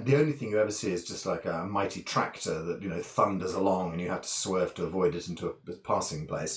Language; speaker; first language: English; native; English